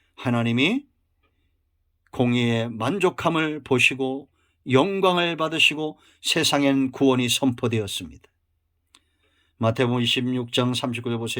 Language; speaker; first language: Korean; native; Korean